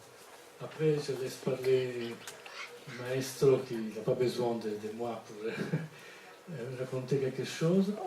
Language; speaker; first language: French; non-native, fluent; Italian